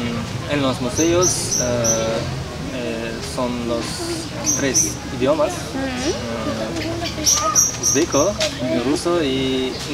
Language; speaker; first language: Spanish; non-native, learner; Uzbek